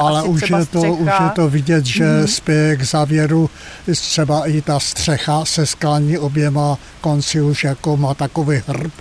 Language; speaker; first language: Czech; native; Czech